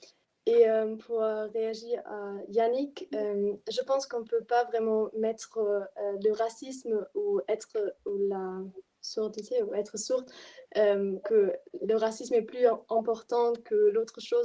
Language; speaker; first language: French; non-native, fluent; German